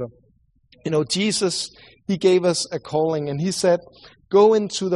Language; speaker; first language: English; non-native, fluent; Swedish